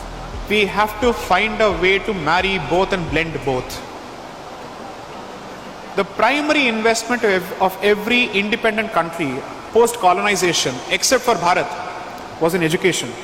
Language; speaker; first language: English; non-native, local second language; Tamil